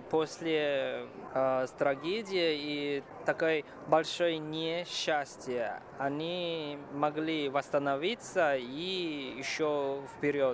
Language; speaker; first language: Russian; non-native, fluent; Chinese